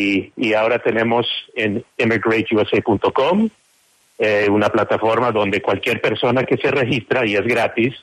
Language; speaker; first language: Spanish; non-native, fluent; English